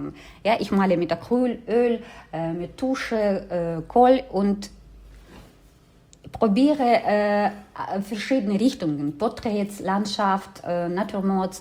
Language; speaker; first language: German; non-native, fluent; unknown